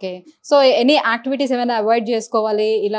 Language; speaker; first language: Telugu; native; Telugu